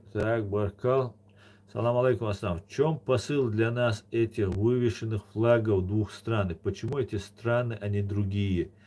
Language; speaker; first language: Russian; non-native, local second language; Chechen